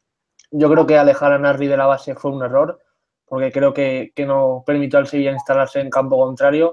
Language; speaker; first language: Spanish; native; Spanish